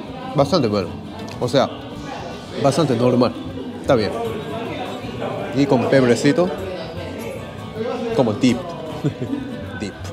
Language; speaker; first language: Spanish; non-native, learner; Japanese